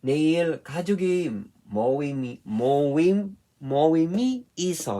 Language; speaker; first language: Korean; non-native, fluent; Filipino